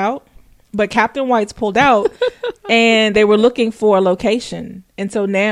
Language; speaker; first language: English; native; English